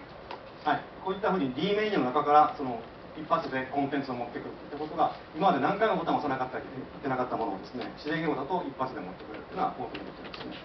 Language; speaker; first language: Japanese; native; Japanese